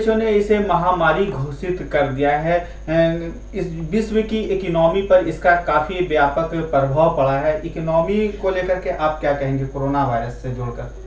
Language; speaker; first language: Hindi; native; Hindi